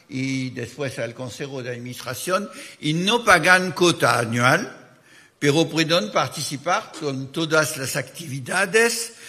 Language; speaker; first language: Spanish; non-native, fluent; French